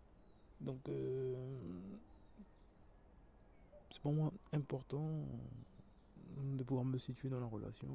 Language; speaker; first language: French; native; French